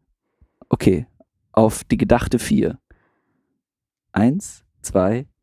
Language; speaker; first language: German; native; German